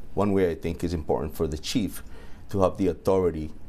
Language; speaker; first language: English; early bilingual, other home language; Spanish